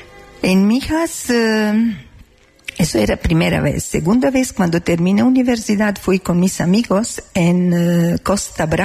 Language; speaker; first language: Spanish; non-native, learner; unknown